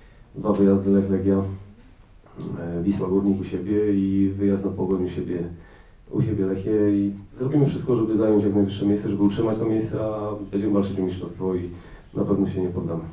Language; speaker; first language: Polish; native; Polish